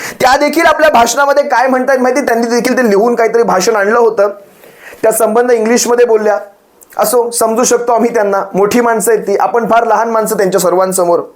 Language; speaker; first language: Marathi; native; Marathi